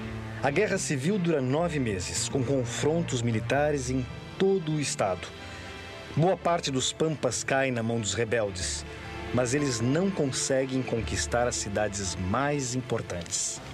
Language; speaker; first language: Portuguese; native; Portuguese